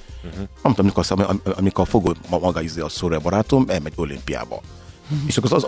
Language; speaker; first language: Hungarian; non-native, learner; Yoruba